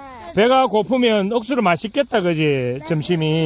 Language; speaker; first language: Korean; native; Korean